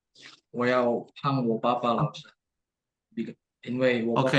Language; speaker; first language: Chinese; non-native, learner; Indonesian